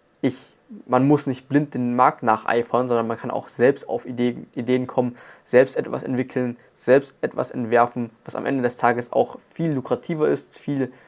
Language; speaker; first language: German; native; German